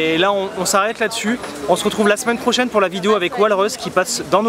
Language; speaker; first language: French; native; French